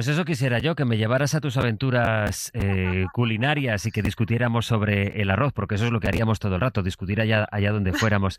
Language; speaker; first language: Spanish; native; Spanish